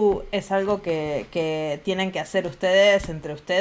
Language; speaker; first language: Spanish; native; Spanish